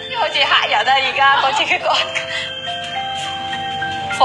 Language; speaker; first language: Cantonese; non-native, fluent; Indonesian